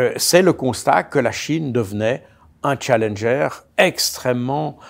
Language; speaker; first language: French; native; French